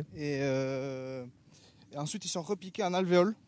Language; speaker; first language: French; native; French